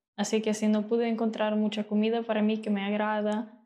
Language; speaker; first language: Spanish; non-native, fluent; Ukrainian